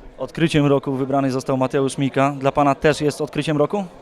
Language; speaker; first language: Polish; native; Polish